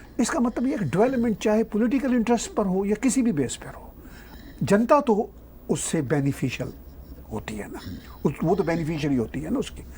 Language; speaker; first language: Urdu; non-native, local second language; Punjabi